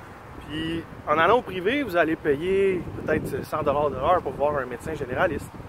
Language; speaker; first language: French; native; French